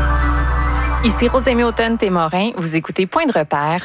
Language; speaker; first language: French; native; French